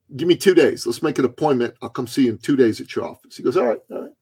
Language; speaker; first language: English; early bilingual, other home language; Persian